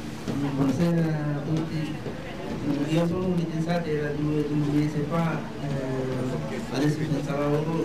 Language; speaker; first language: Italian; non-native, learner; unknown